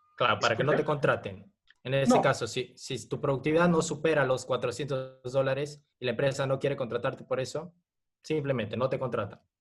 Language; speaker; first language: Spanish; native; Spanish